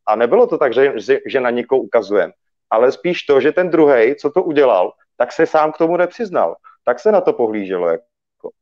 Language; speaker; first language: Czech; early bilingual, other home language; Russian